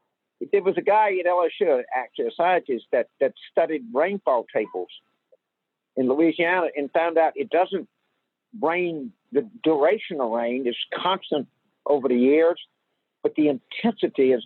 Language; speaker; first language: English; native; English